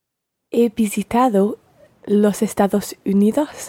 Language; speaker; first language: Spanish; non-native, learner; English